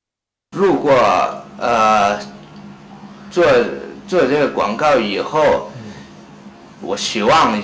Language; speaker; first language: Chinese; non-native, fluent; Spanish